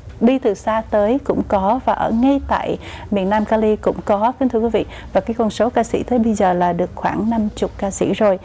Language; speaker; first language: Vietnamese; native; Vietnamese